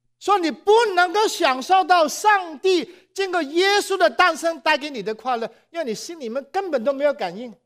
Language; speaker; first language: Chinese; non-native, local second language; Cantonese